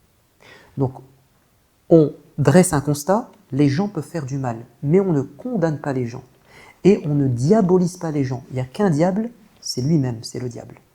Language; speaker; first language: French; native; French